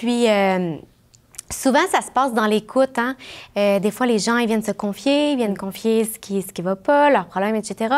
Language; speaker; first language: French; native; French